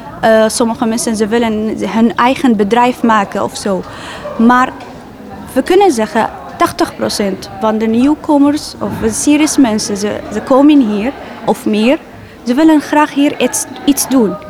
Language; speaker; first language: Dutch; non-native, learner; Arabic